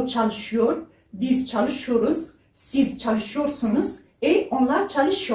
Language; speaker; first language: Turkish; non-native, fluent; French